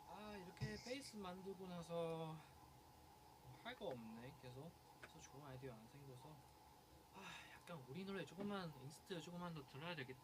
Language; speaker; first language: Korean; non-native, fluent; Chinese